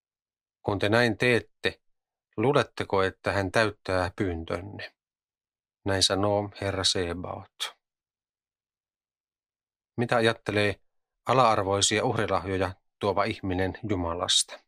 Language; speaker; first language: Finnish; native; Finnish